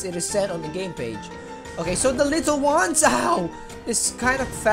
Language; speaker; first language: English; non-native, local second language; Filipino